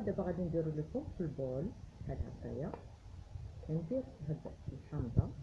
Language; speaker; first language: Arabic; native; Arabic